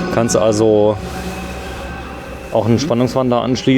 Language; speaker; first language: German; native; German